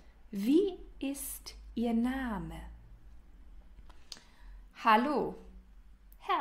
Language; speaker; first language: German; non-native, fluent; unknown